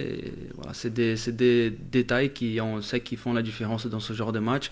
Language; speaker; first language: French; non-native, fluent; Portuguese